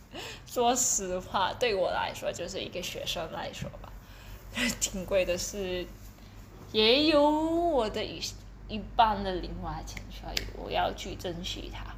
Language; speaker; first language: Chinese; early bilingual, heritage; Chinese